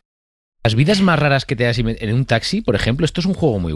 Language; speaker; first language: Spanish; native; Spanish